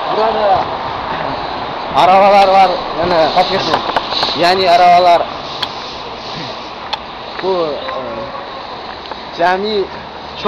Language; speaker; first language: Turkish; non-native, learner; Kyrgyz